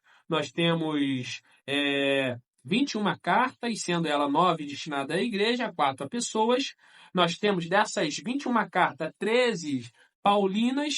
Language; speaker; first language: Portuguese; native; Portuguese